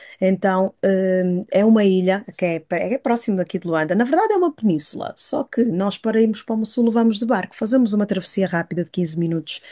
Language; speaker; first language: Portuguese; native; Portuguese